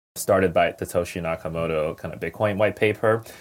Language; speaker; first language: English; non-native, fluent; Chinese